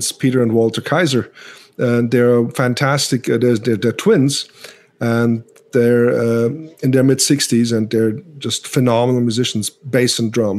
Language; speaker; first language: English; non-native, fluent; Swiss German